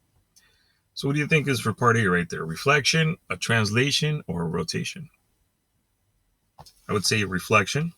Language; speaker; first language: English; native; English